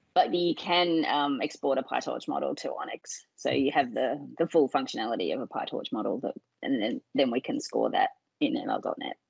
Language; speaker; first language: English; native; English